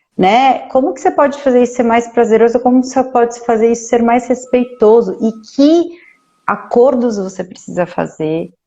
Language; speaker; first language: Portuguese; native; Portuguese